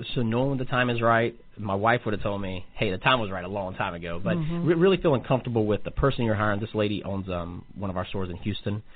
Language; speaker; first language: English; native; English